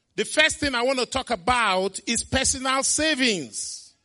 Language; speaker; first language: English; non-native, local second language; Igbo